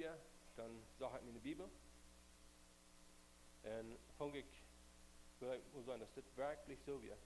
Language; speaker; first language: German; non-native, learner; Plautdietsch